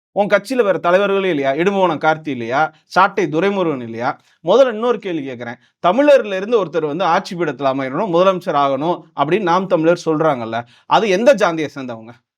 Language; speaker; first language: Tamil; non-native, local second language; Telugu